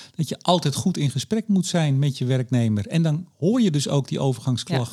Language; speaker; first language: Dutch; native; Dutch